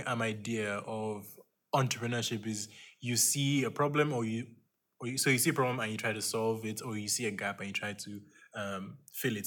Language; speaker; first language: English; non-native, local second language; Yoruba